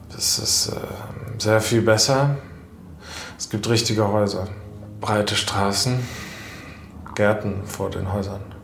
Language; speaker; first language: German; native; German